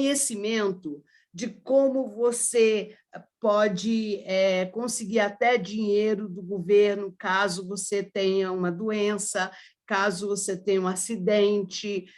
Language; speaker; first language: Portuguese; early bilingual, other home language; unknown